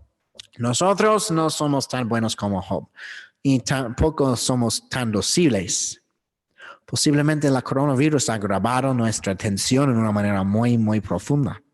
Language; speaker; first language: Spanish; non-native, learner; English